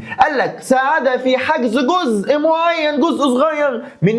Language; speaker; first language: Arabic; native; Arabic